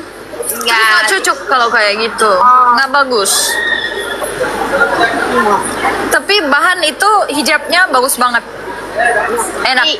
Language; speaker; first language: Indonesian; non-native, learner; Turkish